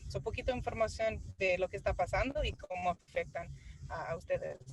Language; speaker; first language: Spanish; early bilingual, heritage; Spanish